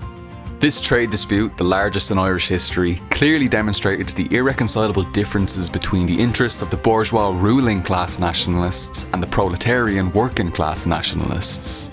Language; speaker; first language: English; native; English